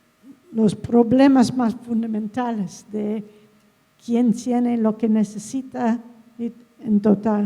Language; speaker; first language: Spanish; non-native, fluent; English